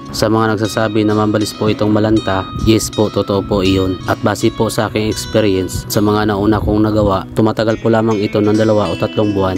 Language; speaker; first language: Filipino; non-native, local second language; Bikol